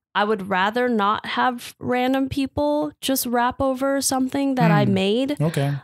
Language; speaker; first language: English; native; English